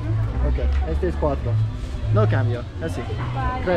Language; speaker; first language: Spanish; non-native, learner; English